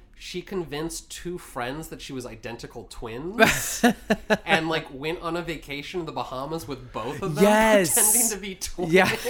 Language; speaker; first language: English; native; English